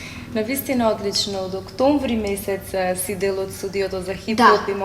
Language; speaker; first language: Macedonian; native; Macedonian